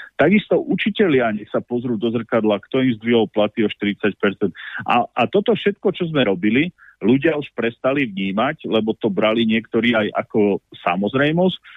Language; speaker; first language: Slovak; native; Slovak